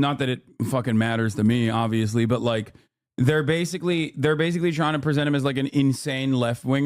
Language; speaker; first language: English; native; English